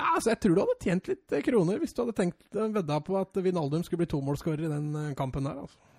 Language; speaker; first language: Norwegian; native; Norwegian